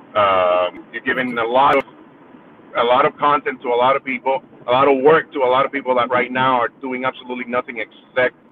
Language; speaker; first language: English; early bilingual, other home language; Spanish